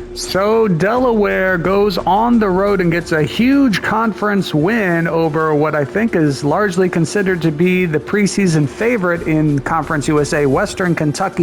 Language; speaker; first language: English; native; English